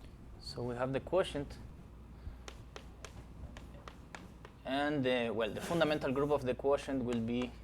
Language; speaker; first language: English; non-native, fluent; Spanish